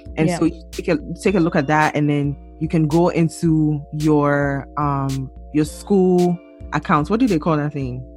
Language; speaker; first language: English; non-native, local second language; Akan